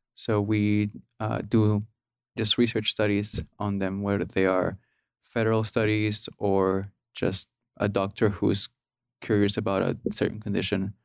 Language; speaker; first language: English; early bilingual, other home language; Spanish